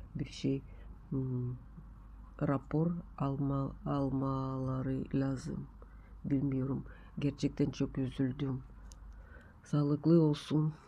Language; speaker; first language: Turkish; non-native, learner; Russian